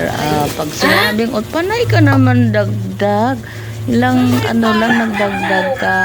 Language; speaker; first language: Filipino; non-native, local second language; Cebuano